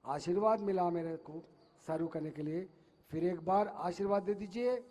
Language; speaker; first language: Hindi; non-native, local second language; Telugu